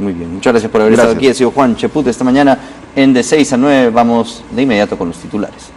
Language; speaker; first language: Spanish; native; Spanish